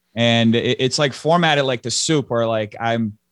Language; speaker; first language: English; early bilingual, other home language; Portuguese